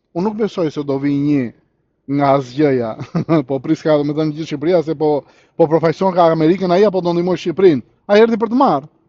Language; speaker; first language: Albanian; early bilingual, heritage; Albanian